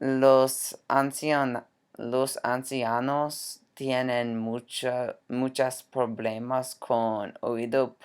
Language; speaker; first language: Spanish; non-native, learner; English